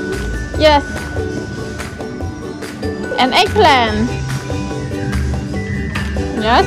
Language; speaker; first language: English; non-native, learner; Khmer